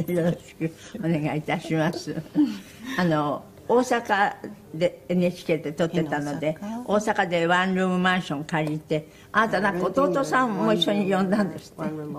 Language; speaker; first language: Japanese; native; Japanese